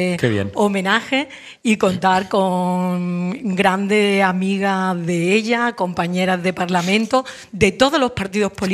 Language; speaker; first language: Spanish; native; Spanish